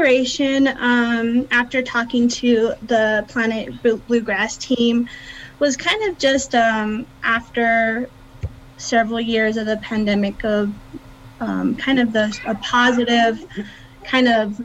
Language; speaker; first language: English; native; English